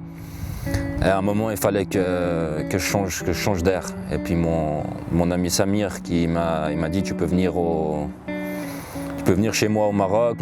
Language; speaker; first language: French; native; French